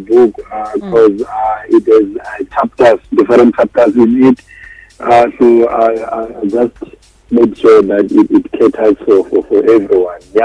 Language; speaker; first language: English; non-native, local second language; Northern Sotho